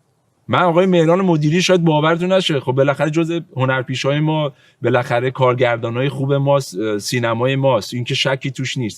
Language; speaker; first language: Persian; native; Persian